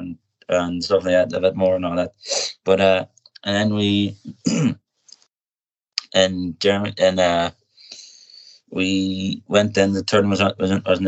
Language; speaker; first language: English; native; English